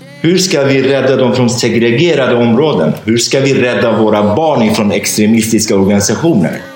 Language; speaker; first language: Swedish; non-native, fluent; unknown